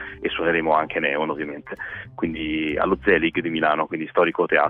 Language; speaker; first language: Italian; native; Italian